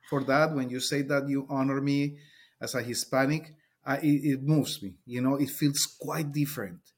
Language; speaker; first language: English; non-native, fluent; Spanish